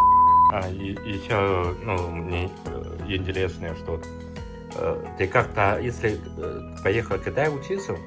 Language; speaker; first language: Russian; non-native, learner; Chinese